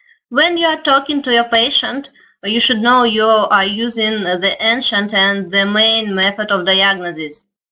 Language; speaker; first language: English; non-native, fluent; Russian